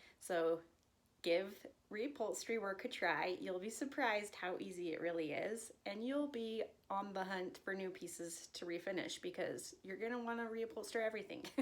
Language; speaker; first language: English; native; English